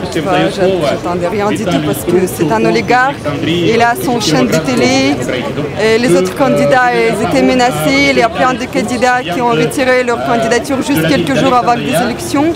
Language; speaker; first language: French; non-native, fluent; Russian